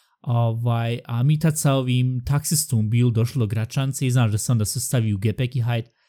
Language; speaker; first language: Bosnian; early bilingual, heritage; Bosnian